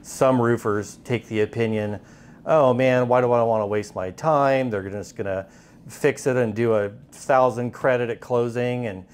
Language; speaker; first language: English; native; English